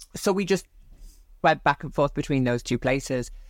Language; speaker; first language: English; native; English